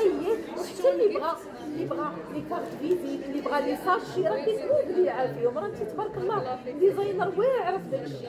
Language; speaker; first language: Arabic; native; Arabic